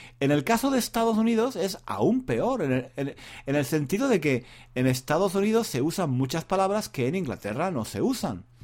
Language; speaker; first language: Spanish; native; Spanish